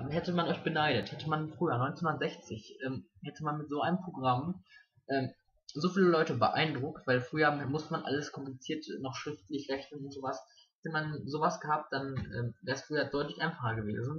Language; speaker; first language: German; native; German